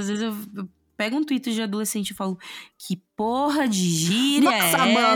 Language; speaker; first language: Portuguese; native; Portuguese